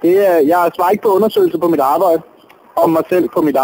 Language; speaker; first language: Danish; native; Danish